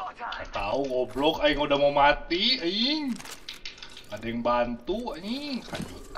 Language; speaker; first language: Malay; non-native, local second language; Sundanese